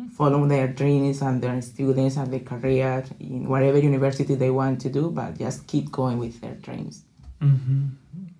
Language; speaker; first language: English; non-native, learner; Spanish